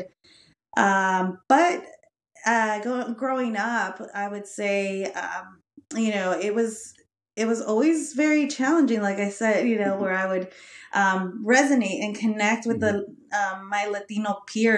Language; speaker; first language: English; early bilingual, other home language; Spanish